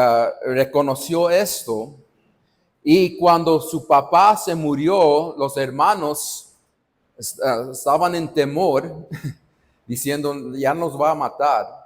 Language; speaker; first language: Spanish; non-native, fluent; English